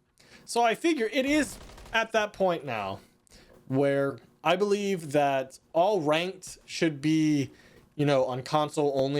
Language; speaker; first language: English; native; English